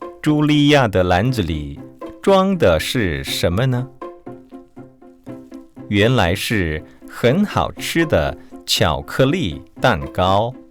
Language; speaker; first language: Chinese; non-native, fluent; Korean